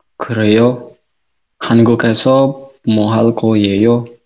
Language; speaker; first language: Korean; non-native, learner; Indonesian